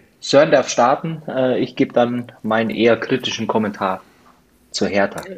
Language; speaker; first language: German; native; German